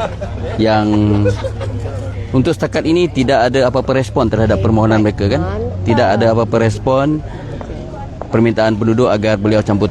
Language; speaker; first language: Malay; native; Malay